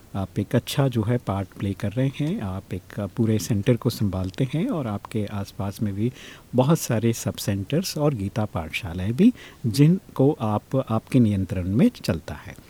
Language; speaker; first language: Hindi; native; Hindi